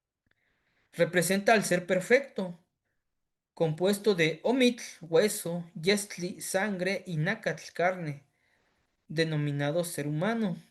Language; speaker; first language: Spanish; native; Spanish